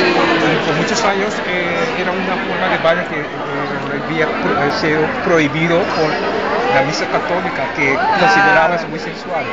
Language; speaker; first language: Spanish; non-native, learner; Papiamento